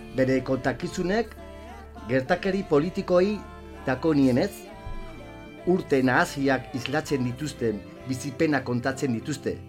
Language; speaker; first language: Basque; non-native, local second language; Spanish